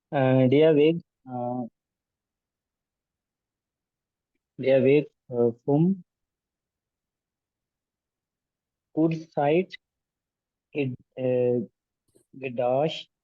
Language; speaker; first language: German; non-native, learner; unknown